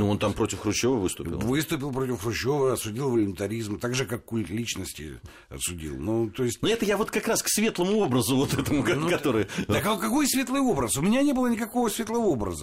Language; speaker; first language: Russian; native; Russian